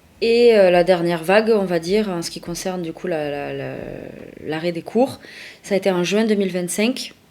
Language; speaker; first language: French; native; French